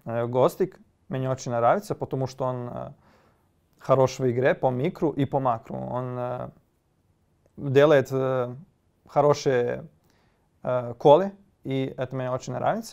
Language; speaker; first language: Russian; non-native, learner; Serbian